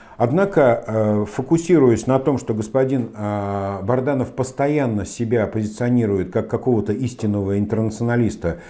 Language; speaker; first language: Russian; native; Russian